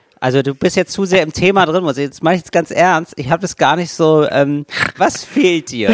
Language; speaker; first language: German; native; German